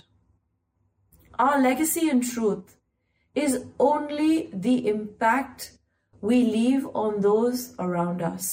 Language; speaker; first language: English; non-native, local second language; Hindi